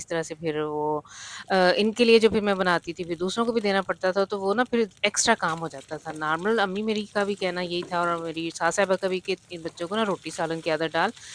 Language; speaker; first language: Urdu; non-native, local second language; Punjabi